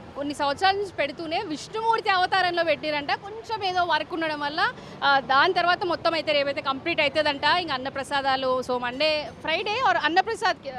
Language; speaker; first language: Telugu; native; Telugu